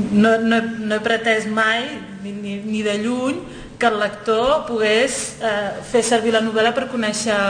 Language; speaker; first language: Catalan; early bilingual, other home language; Riffian